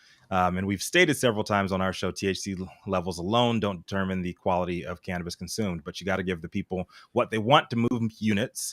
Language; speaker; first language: English; native; English